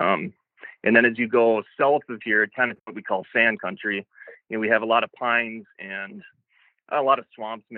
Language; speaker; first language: English; native; English